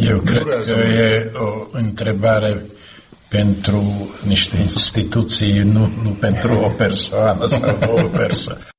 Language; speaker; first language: Romanian; non-native, learner; Slovak